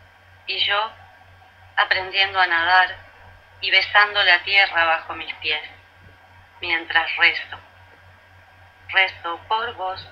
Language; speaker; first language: Spanish; native; Spanish